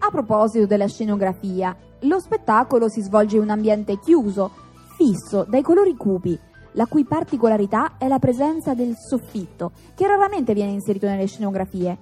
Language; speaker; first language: Italian; native; Italian